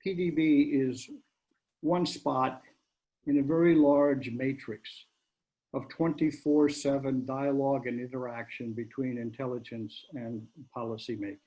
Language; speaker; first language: English; native; English